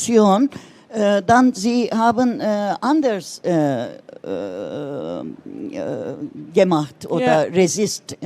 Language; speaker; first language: German; non-native, learner; Turkish